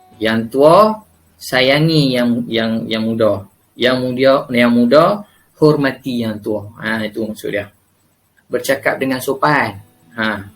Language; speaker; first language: Malay; native; Malay